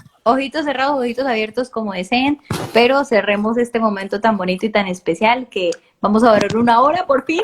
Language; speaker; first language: Spanish; native; Spanish